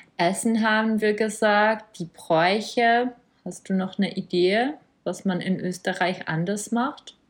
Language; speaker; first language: German; non-native, fluent; Czech